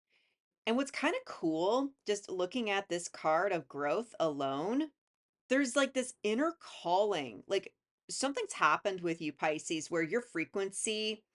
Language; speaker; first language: English; native; English